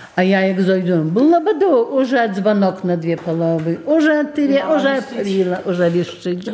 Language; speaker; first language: Polish; non-native, local second language; Belarusian